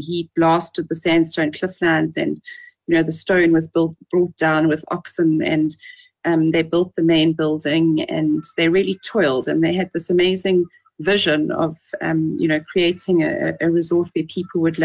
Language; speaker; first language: English; native; English